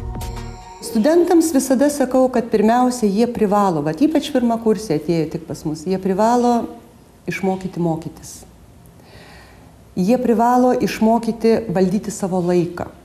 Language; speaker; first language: Lithuanian; native; Lithuanian